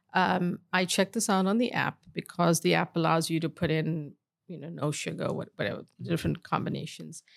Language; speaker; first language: English; native; English